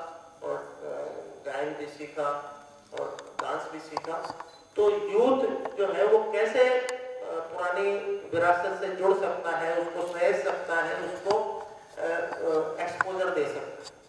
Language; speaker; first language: Hindi; native; Hindi